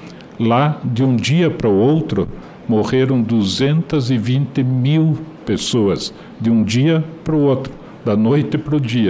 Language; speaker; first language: Portuguese; native; Portuguese